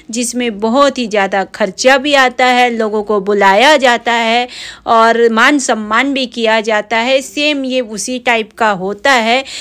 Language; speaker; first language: Hindi; native; Hindi